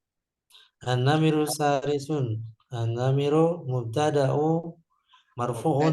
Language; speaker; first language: Arabic; non-native, learner; Indonesian